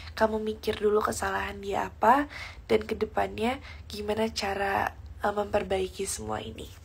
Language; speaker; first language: Indonesian; early bilingual, heritage; Indonesian